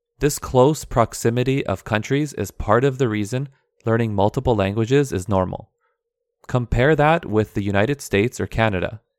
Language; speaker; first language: English; early bilingual, other home language; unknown